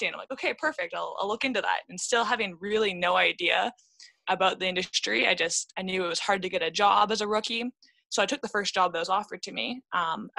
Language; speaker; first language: English; native; English